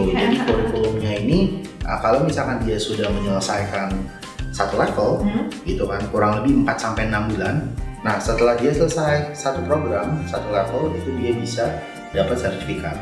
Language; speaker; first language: Indonesian; native; Indonesian